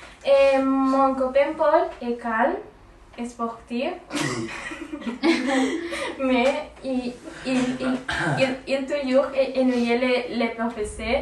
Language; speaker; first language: French; non-native, learner; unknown